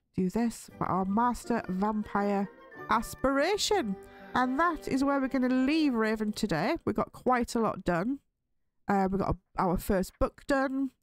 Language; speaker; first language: English; native; English